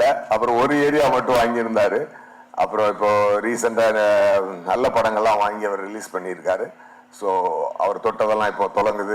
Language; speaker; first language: Tamil; native; Tamil